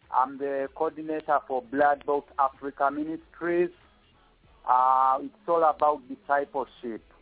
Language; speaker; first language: English; non-native, local second language; Ganda